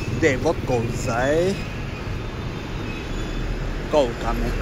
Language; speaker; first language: Vietnamese; non-native, learner; Japanese